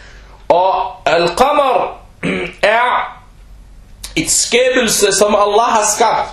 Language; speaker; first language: Danish; early bilingual, other home language; Arabic